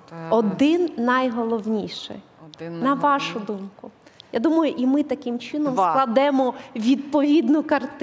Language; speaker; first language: Ukrainian; native; Ukrainian